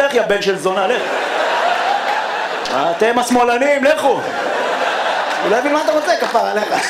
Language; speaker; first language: Hebrew; native; Hebrew